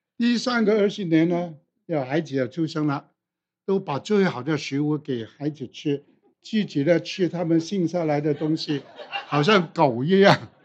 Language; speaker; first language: Chinese; non-native, local second language; Cantonese